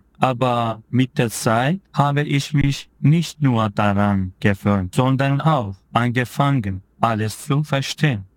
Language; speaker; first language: German; non-native, fluent; Turkish